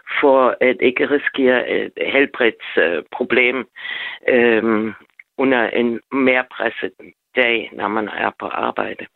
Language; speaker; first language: Danish; non-native, fluent; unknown